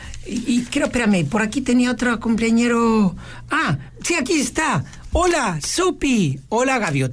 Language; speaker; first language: Spanish; native; Spanish